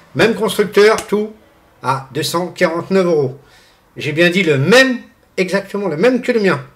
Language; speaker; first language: French; non-native, fluent; Portuguese